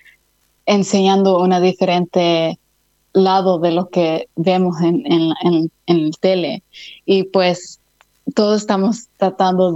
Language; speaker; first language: Spanish; early bilingual, other home language; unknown